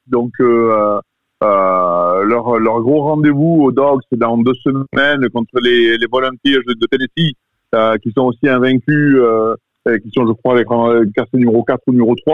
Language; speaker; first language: French; native; French